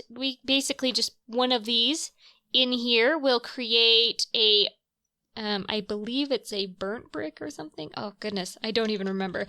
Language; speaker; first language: English; native; English